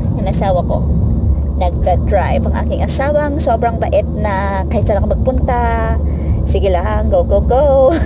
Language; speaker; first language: Filipino; non-native, local second language; Hiligaynon